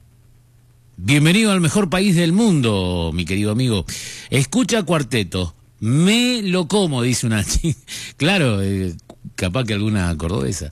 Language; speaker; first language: Spanish; native; Spanish